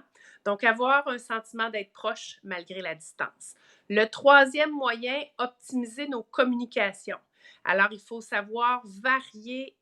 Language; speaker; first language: French; native; French